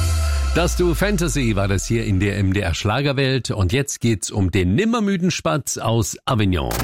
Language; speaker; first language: German; native; German